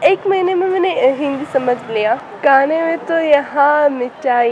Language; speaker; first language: Hindi; non-native, learner; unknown